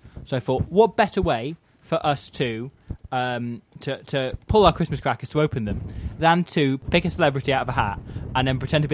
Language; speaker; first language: English; native; English